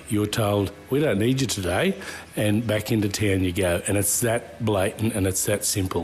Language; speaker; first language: English; native; English